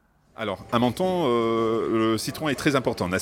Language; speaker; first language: French; non-native, fluent; English